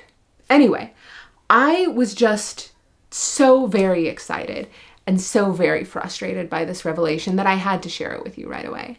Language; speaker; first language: English; native; English